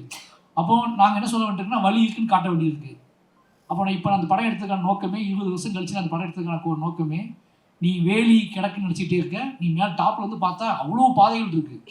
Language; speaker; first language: Tamil; native; Tamil